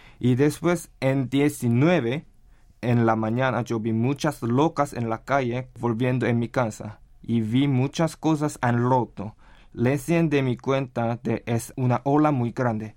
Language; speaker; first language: Spanish; non-native, learner; Korean